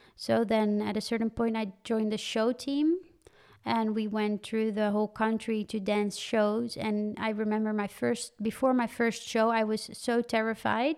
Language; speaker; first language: English; non-native, fluent; Dutch